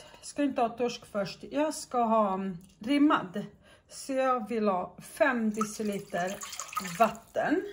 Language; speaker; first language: Swedish; non-native, fluent; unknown